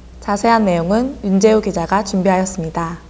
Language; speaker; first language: Korean; native; Korean